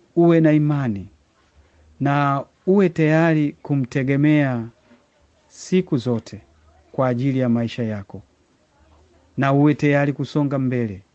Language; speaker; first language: Swahili; native; Swahili